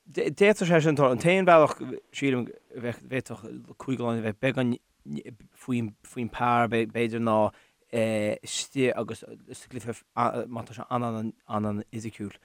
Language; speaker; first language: Irish; non-native, local second language; English